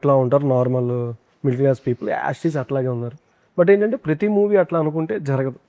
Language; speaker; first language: Telugu; native; Telugu